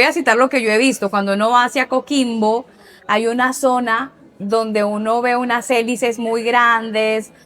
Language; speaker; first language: Spanish; native; Spanish